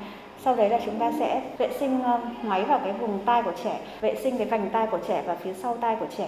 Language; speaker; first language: Vietnamese; native; Vietnamese